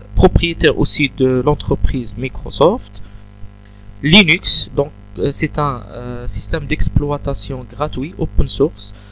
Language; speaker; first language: French; non-native, local second language; Arabic